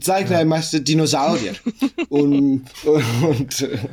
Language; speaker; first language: German; non-native, learner; Italian